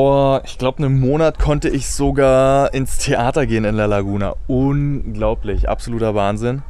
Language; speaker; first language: German; native; German